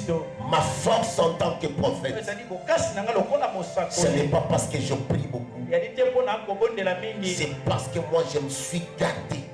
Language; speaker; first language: French; non-native, local second language; Lingala